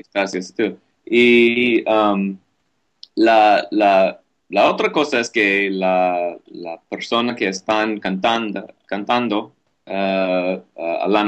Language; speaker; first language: Spanish; non-native, learner; English